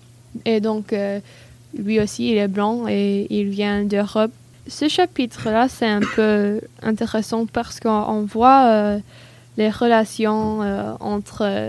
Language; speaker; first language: French; non-native, learner; English